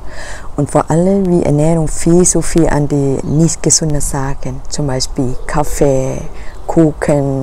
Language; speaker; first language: German; non-native, learner; Thai